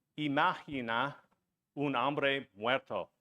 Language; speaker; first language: Spanish; non-native, learner; English